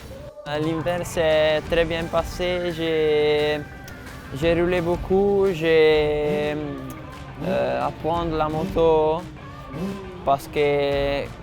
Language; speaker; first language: French; non-native, fluent; Italian